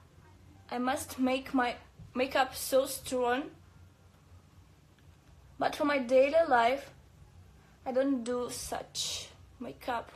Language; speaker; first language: English; non-native, learner; Russian